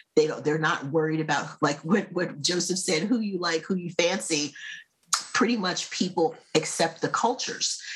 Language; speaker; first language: English; native; English